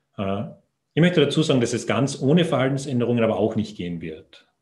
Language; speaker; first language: German; native; German